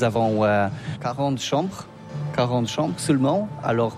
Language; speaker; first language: French; non-native, learner; Polish